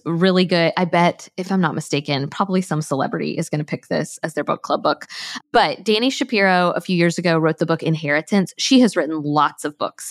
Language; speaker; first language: English; native; English